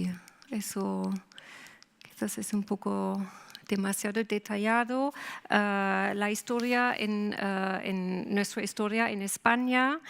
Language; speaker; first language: Spanish; non-native, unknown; German